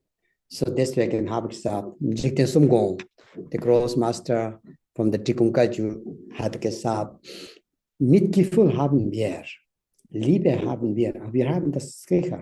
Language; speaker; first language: German; non-native, learner; Tibetan